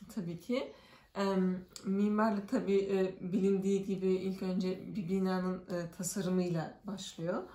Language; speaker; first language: Turkish; early bilingual, heritage; Turkish